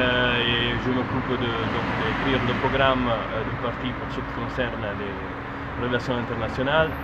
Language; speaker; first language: French; non-native, fluent; Italian